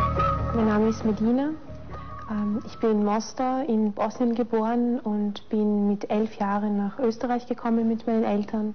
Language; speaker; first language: German; early bilingual, other home language; Bosnian